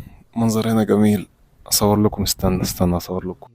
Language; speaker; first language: Arabic; native; Arabic